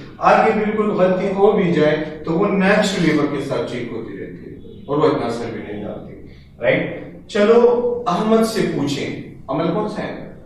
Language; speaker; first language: Urdu; non-native, local second language; Pashto